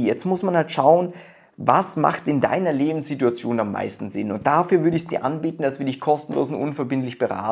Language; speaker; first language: German; native; German